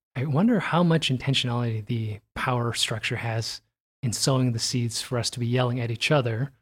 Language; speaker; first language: English; early bilingual, other home language; Korean